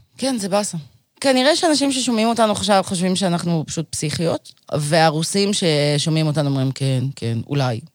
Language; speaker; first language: Hebrew; early bilingual, other home language; Russian